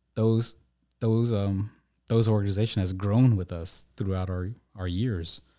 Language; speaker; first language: English; native; English